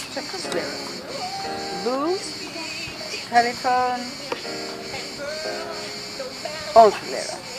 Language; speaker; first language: Turkish; non-native, learner; English